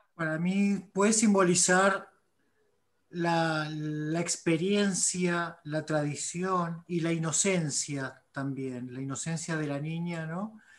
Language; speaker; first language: Spanish; native; Spanish